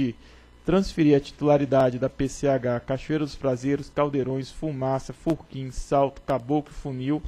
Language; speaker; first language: Portuguese; native; Portuguese